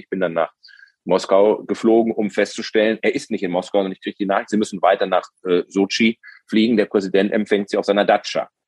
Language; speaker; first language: German; native; German